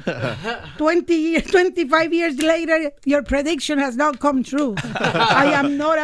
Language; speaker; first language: English; non-native, fluent; Spanish